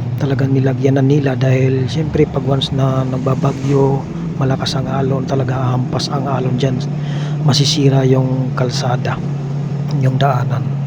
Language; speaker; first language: Filipino; native; Filipino